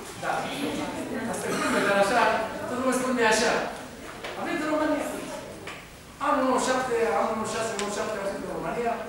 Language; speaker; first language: Romanian; non-native, learner; Hebrew